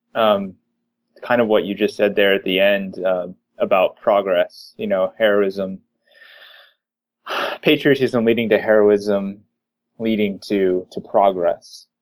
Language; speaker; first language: English; native; English